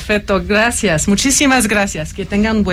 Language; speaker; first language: Spanish; non-native, fluent; French